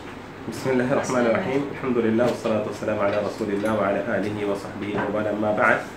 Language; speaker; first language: Arabic; non-native, fluent; Urdu